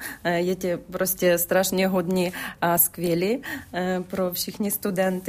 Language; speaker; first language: Czech; non-native, learner; Ukrainian